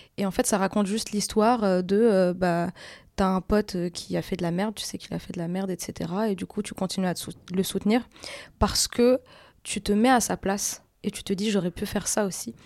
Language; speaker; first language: French; non-native, local second language; Arabic